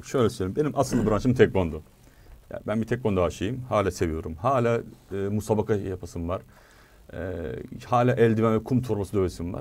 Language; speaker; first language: Turkish; native; Turkish